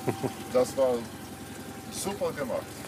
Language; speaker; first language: German; non-native, learner; Polish